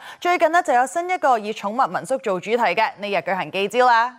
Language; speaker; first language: Chinese; native; Chinese